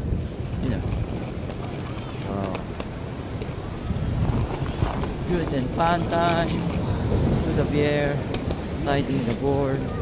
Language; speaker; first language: English; non-native, local second language; Filipino